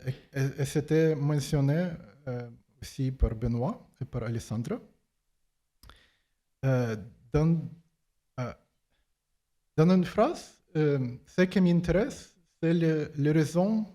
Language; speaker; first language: French; non-native, fluent; Ukrainian